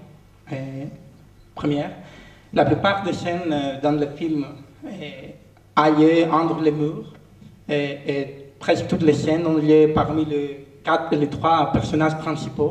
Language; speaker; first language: French; non-native, learner; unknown